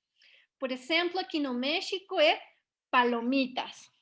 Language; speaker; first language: Portuguese; non-native, learner; Spanish